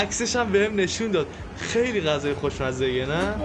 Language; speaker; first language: Persian; native; Persian